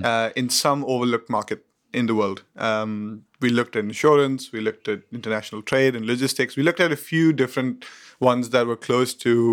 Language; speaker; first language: English; non-native, local second language; Hindi